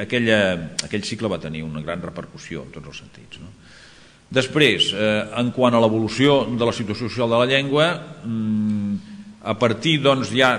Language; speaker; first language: Catalan; native; Catalan